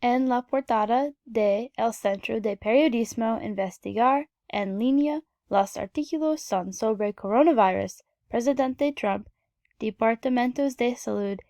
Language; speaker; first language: Spanish; non-native, learner; English